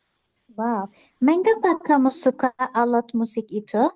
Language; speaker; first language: Indonesian; non-native, learner; Turkish